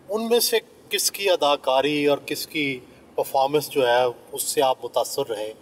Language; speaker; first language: Urdu; non-native, local second language; Punjabi